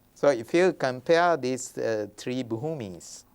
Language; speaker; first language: English; non-native, local second language; Sinhala